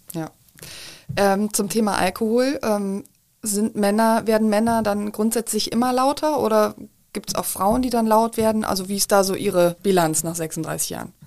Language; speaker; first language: German; native; German